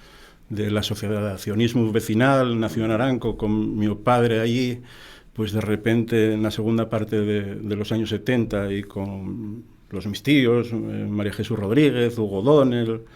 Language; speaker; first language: Spanish; native; Spanish